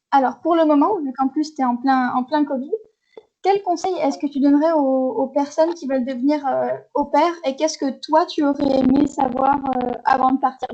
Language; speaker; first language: French; native; French